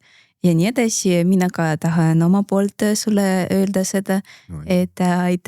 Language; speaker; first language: Estonian; non-native, local second language; Russian